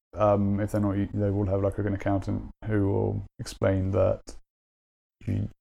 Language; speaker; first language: English; native; English